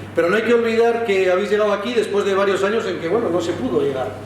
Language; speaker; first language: Spanish; native; Spanish